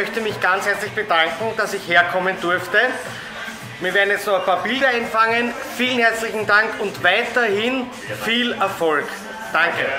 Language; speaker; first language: German; native; German